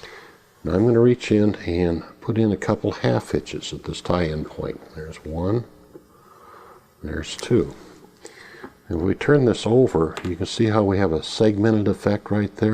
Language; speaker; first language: English; native; English